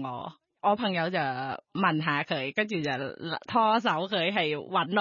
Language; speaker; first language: Cantonese; non-native, learner; Thai